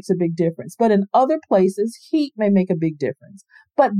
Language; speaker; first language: English; native; English